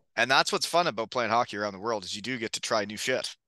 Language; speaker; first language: English; native; English